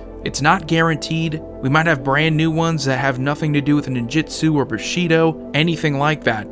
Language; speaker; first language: English; native; English